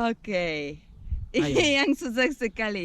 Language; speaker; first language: Indonesian; non-native, learner; Czech